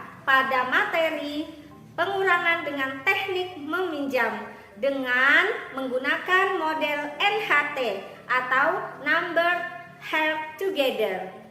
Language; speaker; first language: Indonesian; native; Indonesian